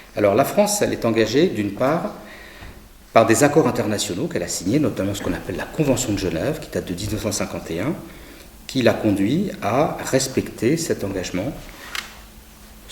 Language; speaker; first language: French; native; French